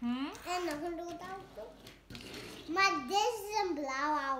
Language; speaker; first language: Dutch; early bilingual, other home language; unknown